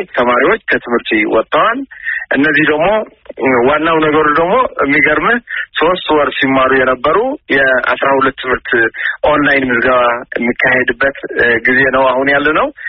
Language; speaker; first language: Amharic; non-native, local second language; Tigrinya